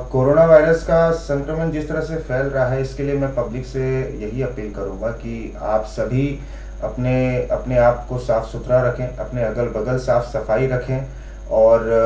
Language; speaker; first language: Hindi; native; Hindi